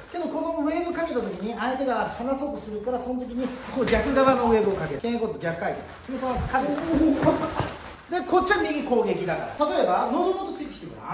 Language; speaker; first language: Japanese; native; Japanese